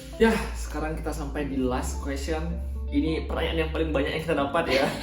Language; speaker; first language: Indonesian; native; Indonesian